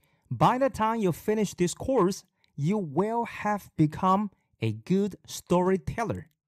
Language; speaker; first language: English; non-native, fluent; Chinese